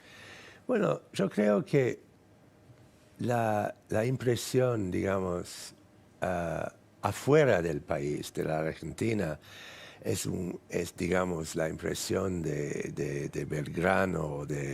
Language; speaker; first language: Spanish; non-native, fluent; English